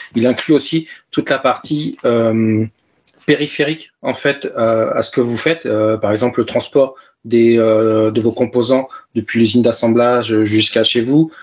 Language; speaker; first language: French; native; French